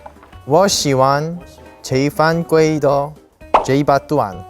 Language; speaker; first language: Chinese; non-native, learner; Korean